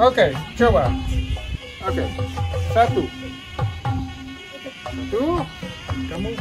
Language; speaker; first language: Indonesian; non-native, learner; Dutch